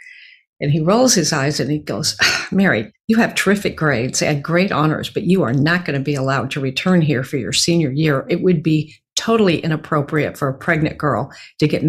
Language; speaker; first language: English; native; English